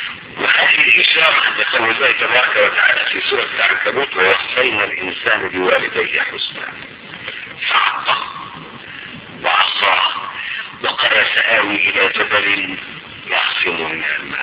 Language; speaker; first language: Arabic; native; Arabic